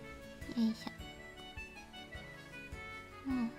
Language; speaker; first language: Japanese; native; Japanese